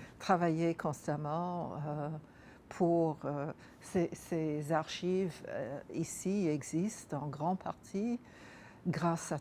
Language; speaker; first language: French; non-native, fluent; English